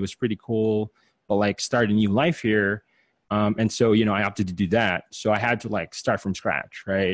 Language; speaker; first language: English; non-native, local second language; Filipino